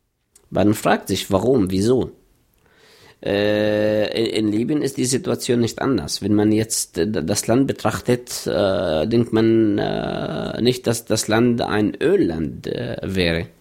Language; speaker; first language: German; non-native, fluent; Arabic